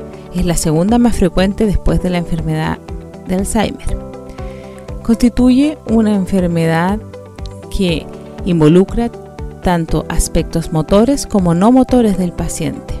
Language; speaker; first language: Spanish; native; Spanish